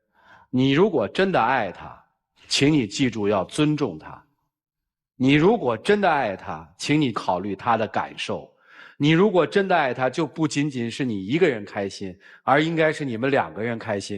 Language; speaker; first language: Chinese; native; Chinese